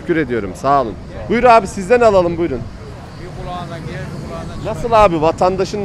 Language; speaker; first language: Turkish; native; Turkish